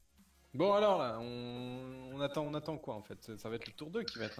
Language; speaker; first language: French; native; French